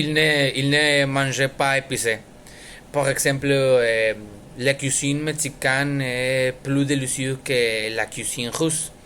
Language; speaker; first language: French; non-native, learner; Spanish